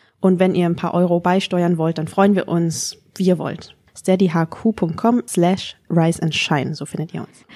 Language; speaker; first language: German; early bilingual, other home language; Vietnamese